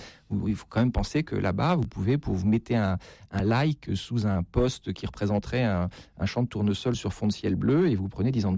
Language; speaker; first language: French; native; French